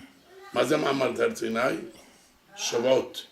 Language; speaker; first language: Hebrew; non-native, local second language; Arabic